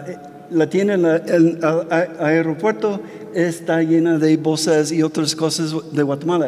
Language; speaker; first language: Spanish; non-native, fluent; English